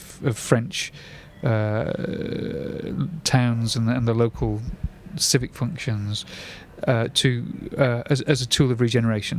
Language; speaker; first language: English; native; English